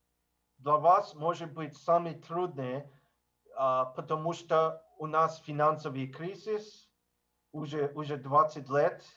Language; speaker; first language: Russian; non-native, learner; English